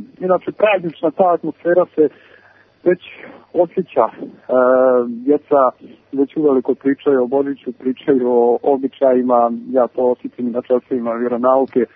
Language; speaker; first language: Serbian; native; Serbian